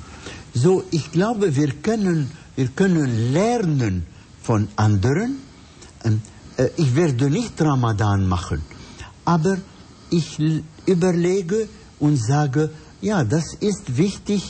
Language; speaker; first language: German; non-native, fluent; Arabic